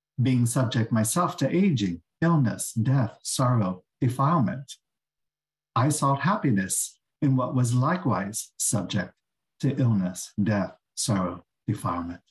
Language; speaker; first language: English; native; English